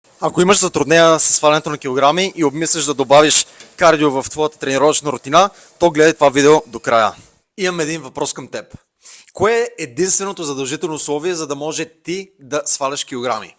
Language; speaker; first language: Bulgarian; native; Bulgarian